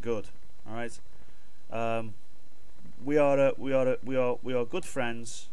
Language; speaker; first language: English; native; English